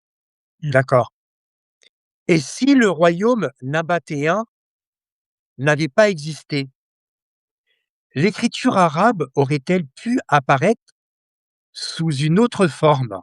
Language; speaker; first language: French; native; French